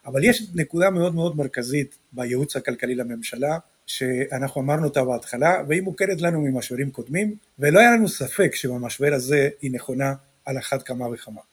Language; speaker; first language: Hebrew; non-native, fluent; Spanish